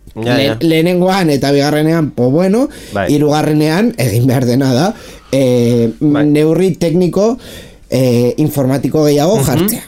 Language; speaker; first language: Basque; non-native, local second language; Spanish